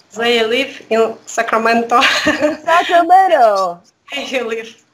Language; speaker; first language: English; non-native, learner; Russian